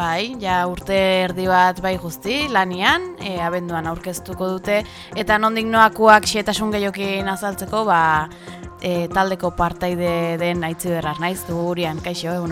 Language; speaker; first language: Basque; native; Basque